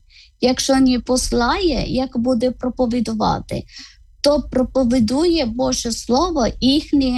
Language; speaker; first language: Ukrainian; non-native, learner; Malayalam